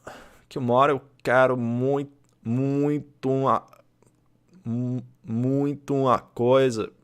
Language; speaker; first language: Portuguese; non-native, learner; English